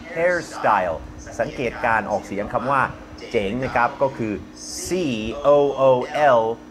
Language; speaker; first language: Thai; non-native, fluent; English